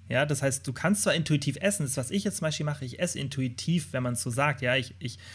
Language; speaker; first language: German; native; German